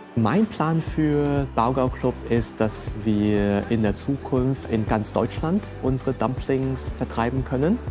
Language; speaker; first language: German; early bilingual, other home language; Cantonese